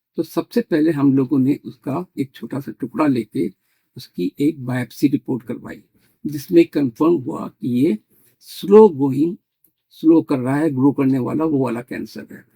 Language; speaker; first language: Hindi; native; Hindi